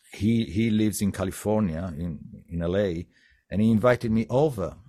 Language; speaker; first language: English; non-native, fluent; Italian